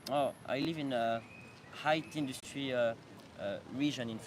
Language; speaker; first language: English; non-native, learner; French